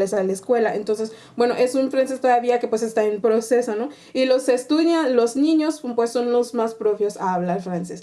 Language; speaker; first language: Spanish; non-native, fluent; Haitian Creole